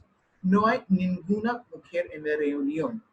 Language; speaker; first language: Spanish; non-native, learner; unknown